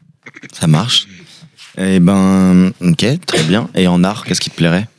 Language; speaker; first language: French; native; French